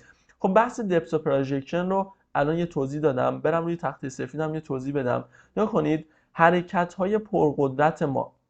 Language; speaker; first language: Persian; native; Persian